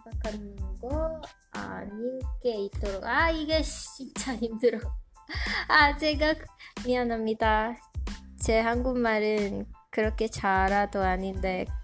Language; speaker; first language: Korean; non-native, learner; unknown